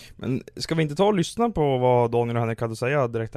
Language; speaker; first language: Swedish; native; Swedish